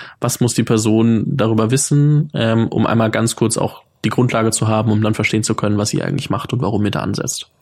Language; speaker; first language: German; native; German